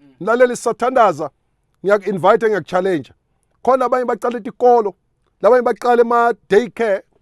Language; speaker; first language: Zulu; non-native, local second language; Swati